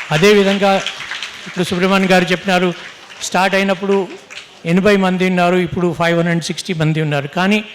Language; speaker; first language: Telugu; non-native, local second language; Hindi